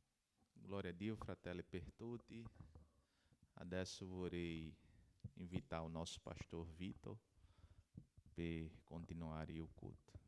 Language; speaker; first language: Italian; non-native, learner; Portuguese